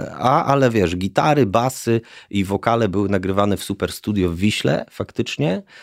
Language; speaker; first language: Polish; native; Polish